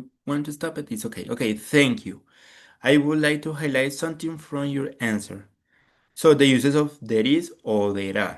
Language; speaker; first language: English; non-native, fluent; Spanish